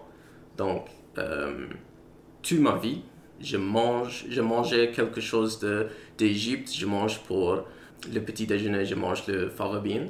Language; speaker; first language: French; non-native, learner; English